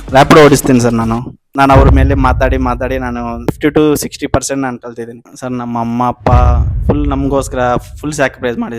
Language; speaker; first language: Kannada; non-native, local second language; Telugu